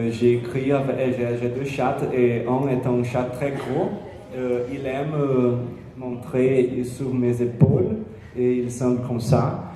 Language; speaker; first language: French; non-native, learner; Portuguese